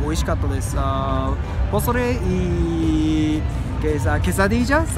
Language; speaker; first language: Spanish; non-native, learner; Japanese